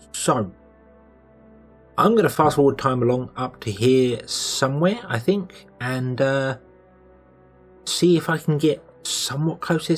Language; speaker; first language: English; native; English